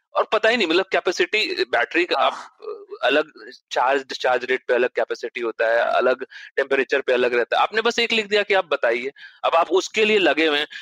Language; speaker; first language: Hindi; native; Hindi